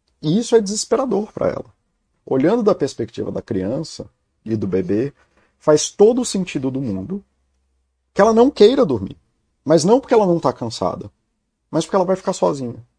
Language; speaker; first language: Portuguese; native; Portuguese